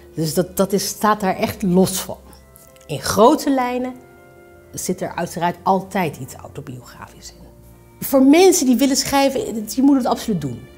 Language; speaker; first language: Dutch; early bilingual, other home language; Spanish